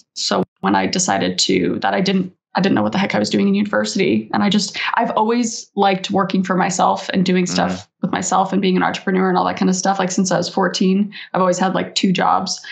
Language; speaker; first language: English; native; English